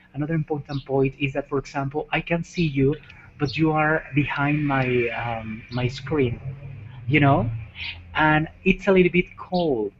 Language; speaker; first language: English; non-native, fluent; Spanish